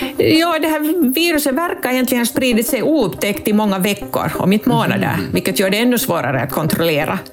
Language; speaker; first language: Swedish; non-native, local second language; Finnish